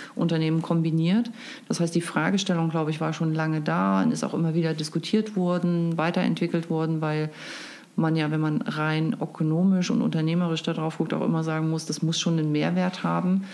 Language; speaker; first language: German; native; German